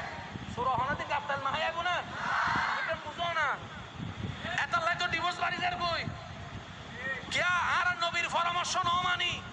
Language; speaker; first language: Bangla; non-native, local second language; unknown